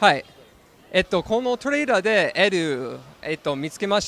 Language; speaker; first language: Japanese; non-native, learner; English